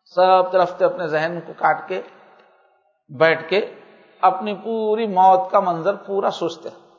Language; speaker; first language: Urdu; native; Urdu